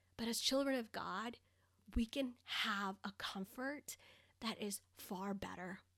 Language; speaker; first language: English; early bilingual, other home language; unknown